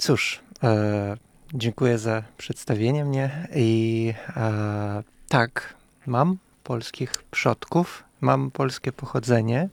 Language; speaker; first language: Polish; non-native, fluent; Russian